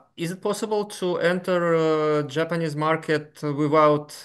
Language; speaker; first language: English; non-native, fluent; Lithuanian